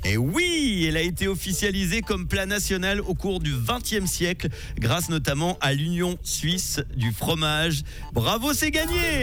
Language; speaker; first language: French; native; French